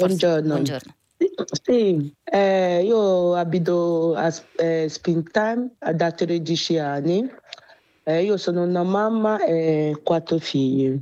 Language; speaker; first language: Italian; non-native, learner; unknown